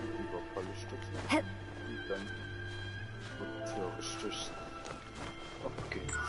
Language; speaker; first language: German; native; German